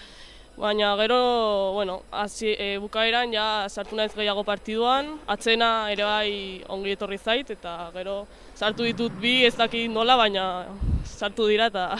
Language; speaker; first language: Basque; non-native, local second language; Spanish